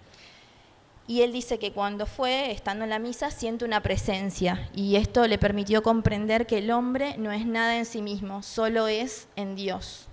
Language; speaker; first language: Spanish; native; Spanish